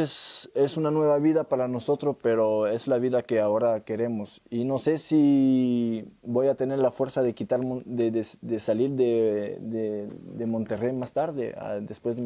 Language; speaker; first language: Spanish; non-native, fluent; French